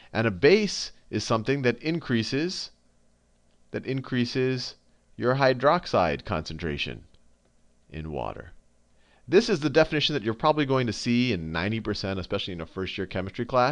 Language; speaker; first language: English; native; English